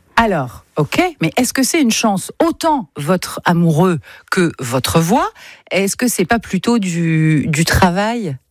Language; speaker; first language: French; native; French